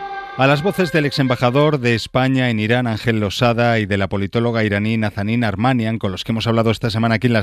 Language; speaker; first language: Spanish; native; Spanish